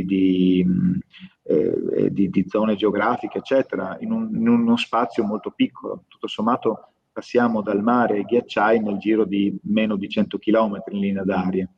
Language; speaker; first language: Italian; native; Italian